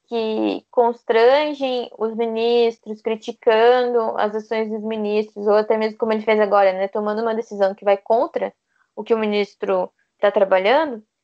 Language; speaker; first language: Portuguese; native; Portuguese